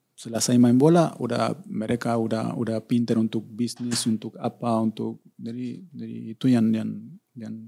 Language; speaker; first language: Indonesian; non-native, fluent; Spanish